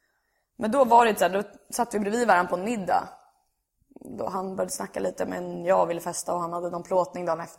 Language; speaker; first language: Swedish; native; Swedish